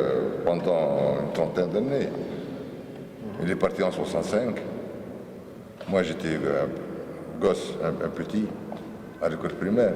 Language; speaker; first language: French; non-native, learner; Arabic